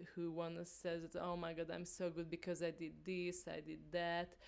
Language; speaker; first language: English; non-native, learner; Hungarian